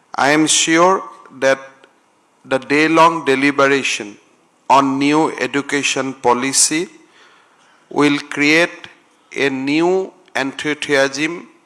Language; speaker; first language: English; non-native, local second language; Assamese